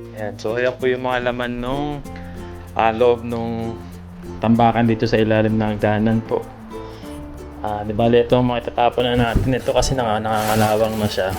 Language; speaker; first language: Filipino; native; Filipino